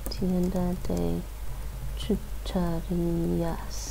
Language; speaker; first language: Spanish; non-native, learner; English